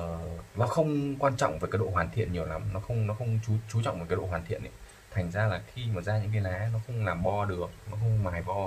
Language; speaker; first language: Vietnamese; native; Vietnamese